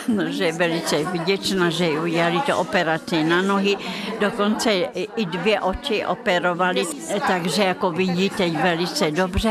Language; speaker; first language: Czech; non-native, fluent; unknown